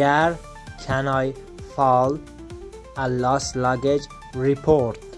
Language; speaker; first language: English; non-native, fluent; Persian